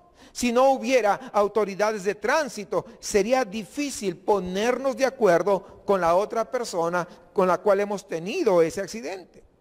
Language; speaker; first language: Spanish; native; Spanish